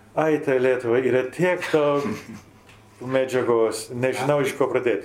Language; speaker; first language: Lithuanian; early bilingual, heritage; Lithuanian